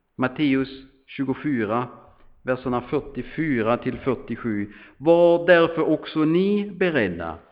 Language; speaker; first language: Swedish; non-native, fluent; German